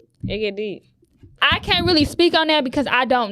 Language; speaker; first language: English; native; English